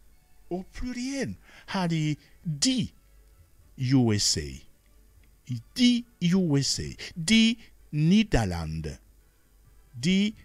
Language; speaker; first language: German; non-native, learner; Rundi